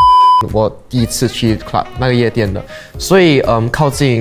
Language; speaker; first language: Chinese; non-native, local second language; English